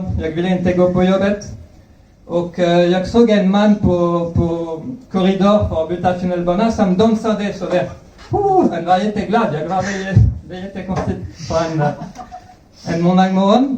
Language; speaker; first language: Swedish; non-native, fluent; French